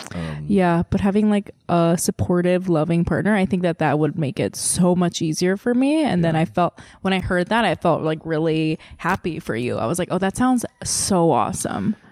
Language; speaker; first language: English; early bilingual, other home language; Korean